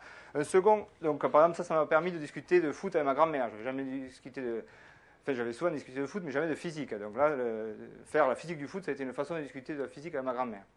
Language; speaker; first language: French; native; French